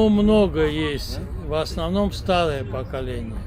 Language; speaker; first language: Russian; non-native, local second language; Armenian